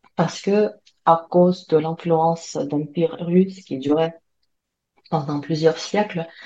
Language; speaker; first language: French; non-native, fluent; Ukrainian